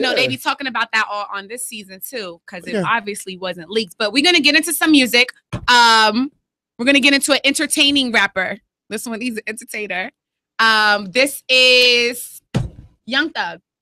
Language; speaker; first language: English; native; English